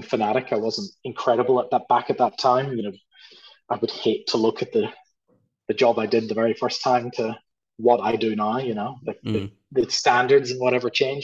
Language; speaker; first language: English; native; English